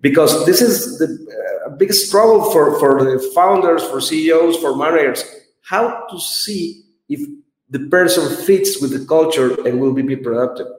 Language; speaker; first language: English; non-native, learner; Spanish